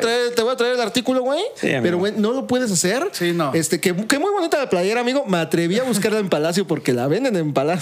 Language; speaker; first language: Spanish; native; Spanish